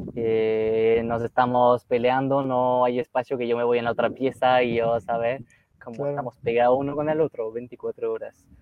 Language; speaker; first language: Spanish; non-native, fluent; French